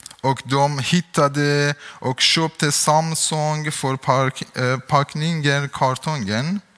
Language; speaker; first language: Swedish; non-native, learner; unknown